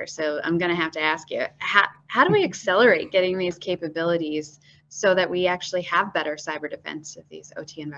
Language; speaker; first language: English; native; English